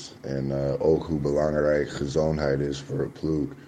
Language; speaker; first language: Dutch; non-native, learner; English